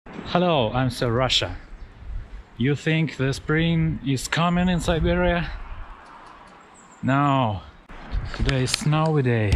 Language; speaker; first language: English; non-native, learner; Russian